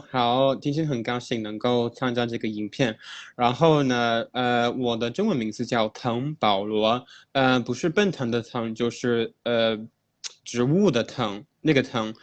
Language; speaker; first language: Chinese; non-native, fluent; English